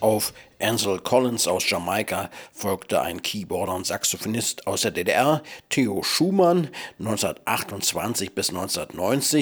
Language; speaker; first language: German; native; German